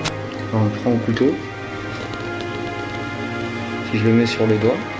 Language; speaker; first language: French; native; French